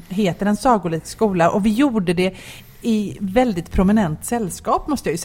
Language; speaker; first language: Swedish; native; Swedish